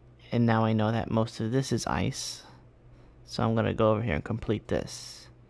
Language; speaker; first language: English; early bilingual, other home language; Spanish